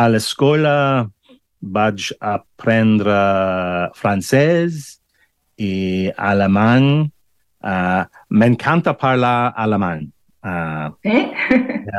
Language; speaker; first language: Catalan; non-native, learner; English